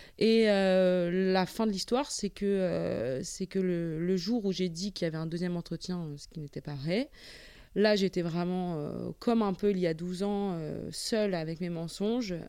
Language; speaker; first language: French; native; French